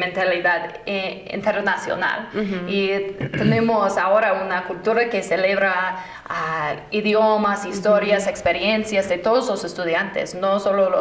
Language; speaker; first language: Spanish; non-native, fluent; English